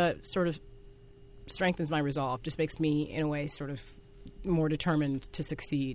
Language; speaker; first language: English; native; English